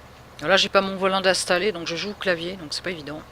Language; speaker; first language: French; native; French